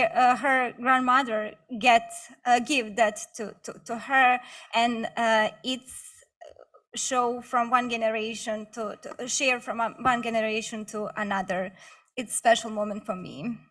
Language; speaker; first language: English; non-native, learner; Bosnian